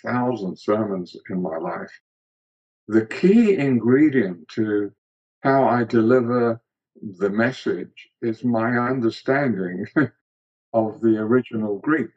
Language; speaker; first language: English; early bilingual, other home language; Greek